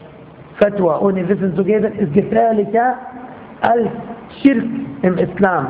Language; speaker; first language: German; non-native, fluent; Arabic